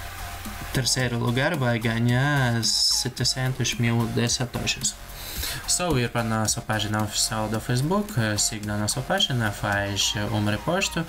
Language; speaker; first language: Portuguese; non-native, learner; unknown